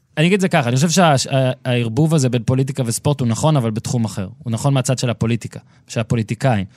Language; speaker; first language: Hebrew; native; Hebrew